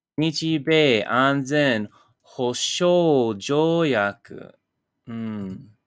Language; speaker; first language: Japanese; non-native, learner; English